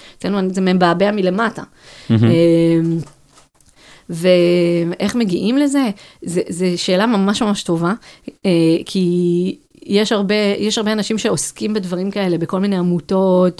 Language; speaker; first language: Hebrew; native; Hebrew